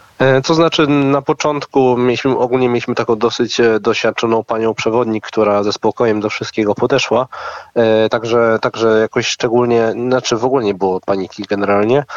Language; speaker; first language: Polish; native; Polish